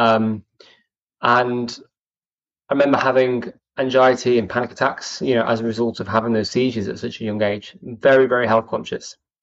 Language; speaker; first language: English; native; English